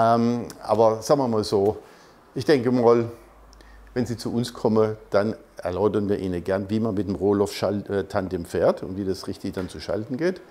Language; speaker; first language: German; native; German